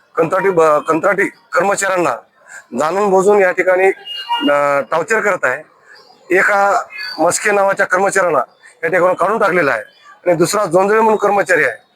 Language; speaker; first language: Marathi; native; Marathi